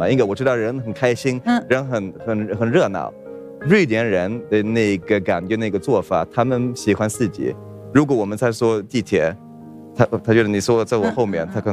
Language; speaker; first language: Chinese; non-native, fluent; Swedish